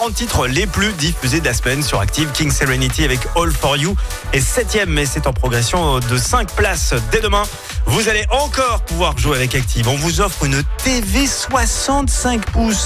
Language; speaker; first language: French; native; French